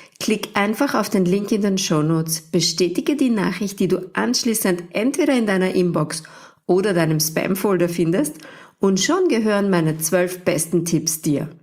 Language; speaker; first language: German; native; German